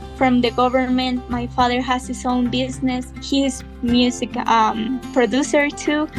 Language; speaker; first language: English; non-native, fluent; Spanish